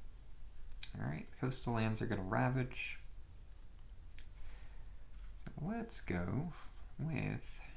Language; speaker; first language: English; native; English